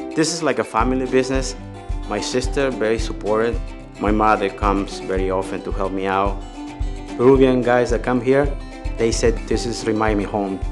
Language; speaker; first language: English; non-native, fluent; Spanish